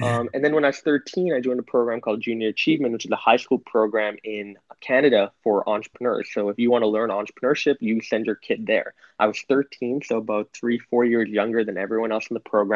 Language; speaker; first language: English; native; English